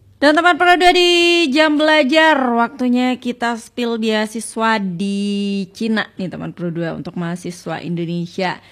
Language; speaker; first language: Indonesian; native; Indonesian